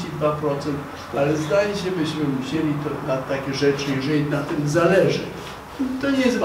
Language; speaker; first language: Polish; non-native, fluent; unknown